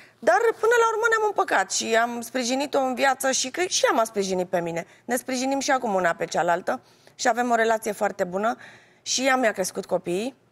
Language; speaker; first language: Romanian; native; Romanian